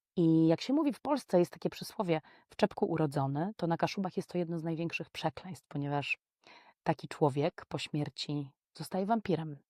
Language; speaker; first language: Polish; native; Polish